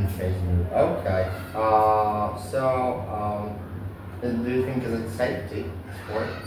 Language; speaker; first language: English; non-native, learner; Vietnamese